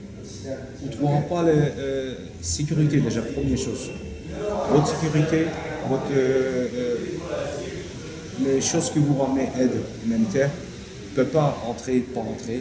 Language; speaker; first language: French; non-native, learner; Turkish